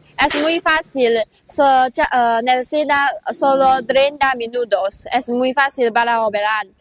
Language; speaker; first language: Spanish; non-native, learner; Chinese